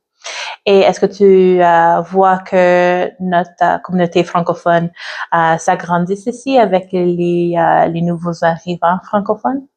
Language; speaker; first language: French; non-native, learner; English